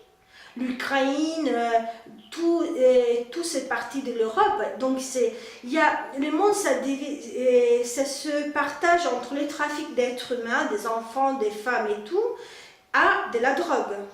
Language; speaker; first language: French; non-native, fluent; Spanish